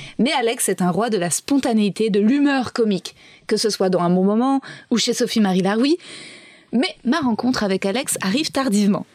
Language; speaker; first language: French; native; French